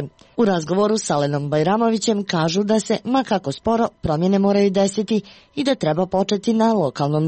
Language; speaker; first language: Croatian; native; Croatian